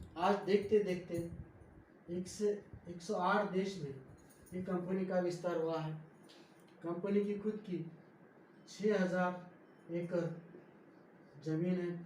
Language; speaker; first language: Hindi; non-native, local second language; Marathi